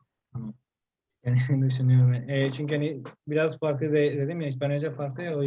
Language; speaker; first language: Turkish; non-native, learner; Spanish